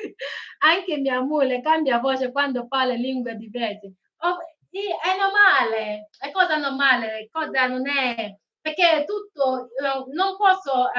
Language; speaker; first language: Italian; non-native, learner; Igbo